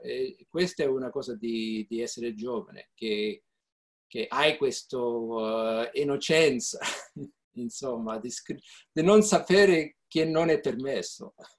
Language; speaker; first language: Italian; early bilingual, heritage; Italian